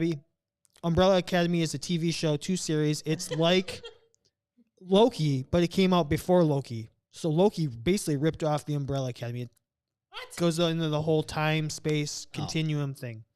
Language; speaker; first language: English; native; English